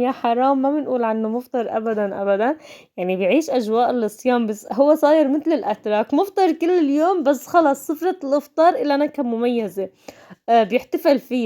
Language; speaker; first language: Arabic; native; Arabic